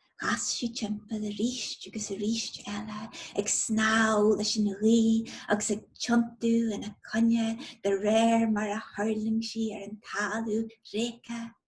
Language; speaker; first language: Irish; non-native, local second language; English